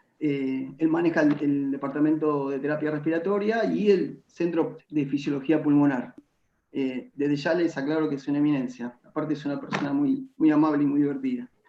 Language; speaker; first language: Spanish; native; Spanish